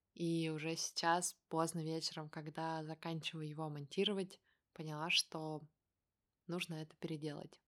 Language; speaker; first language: Russian; native; Russian